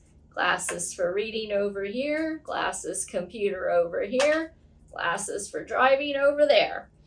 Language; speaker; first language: English; native; English